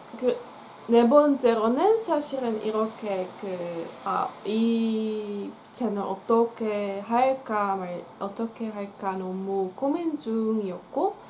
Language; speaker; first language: Korean; non-native, fluent; Dutch